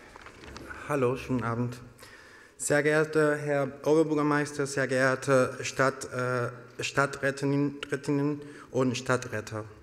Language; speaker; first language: German; non-native, learner; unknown